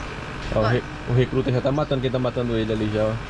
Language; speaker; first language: Portuguese; native; Portuguese